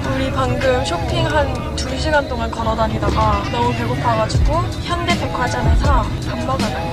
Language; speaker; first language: Korean; early bilingual, heritage; English